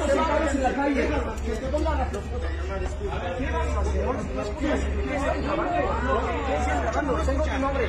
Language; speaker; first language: Spanish; non-native, fluent; French